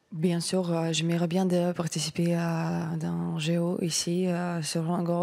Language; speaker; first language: French; non-native, learner; Russian